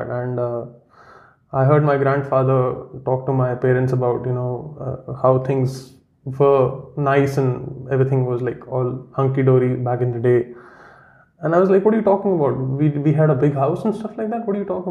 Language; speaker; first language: English; non-native, local second language; Kashmiri